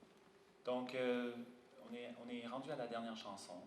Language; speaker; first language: French; non-native, fluent; English